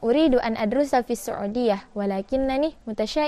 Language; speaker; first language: Arabic; non-native, learner; Indonesian